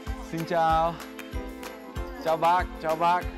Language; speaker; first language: Vietnamese; non-native, learner; English